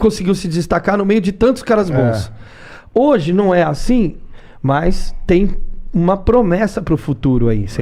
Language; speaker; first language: Portuguese; native; Portuguese